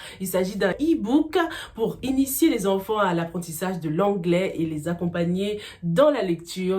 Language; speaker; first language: French; native; French